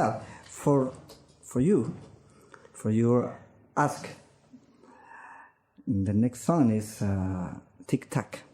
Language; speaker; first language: English; non-native, learner; Spanish